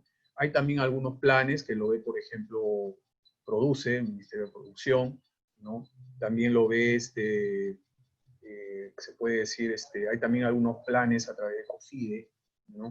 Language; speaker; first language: Spanish; native; Spanish